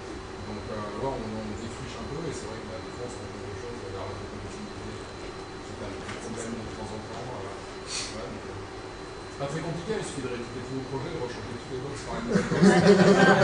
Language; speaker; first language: French; native; French